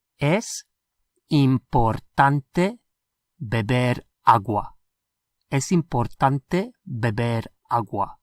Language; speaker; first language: Spanish; non-native, fluent; English